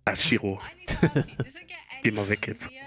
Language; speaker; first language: German; native; German